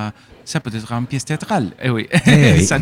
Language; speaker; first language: French; non-native, fluent; Spanish